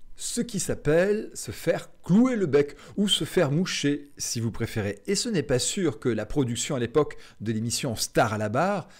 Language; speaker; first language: French; native; French